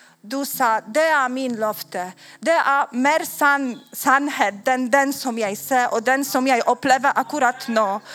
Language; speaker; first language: Swedish; non-native, learner; Polish